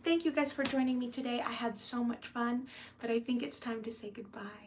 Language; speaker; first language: English; early bilingual, other home language; Spanish